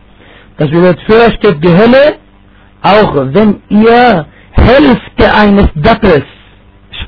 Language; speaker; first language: German; non-native, fluent; Arabic